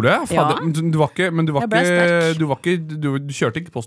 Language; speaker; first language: Norwegian; native; Norwegian